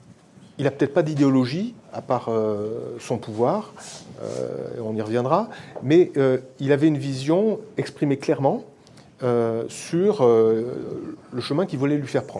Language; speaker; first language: French; native; French